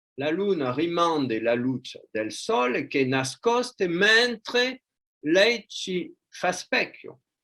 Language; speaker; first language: Italian; non-native, fluent; French